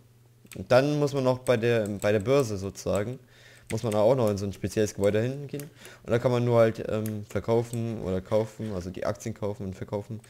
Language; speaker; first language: German; native; German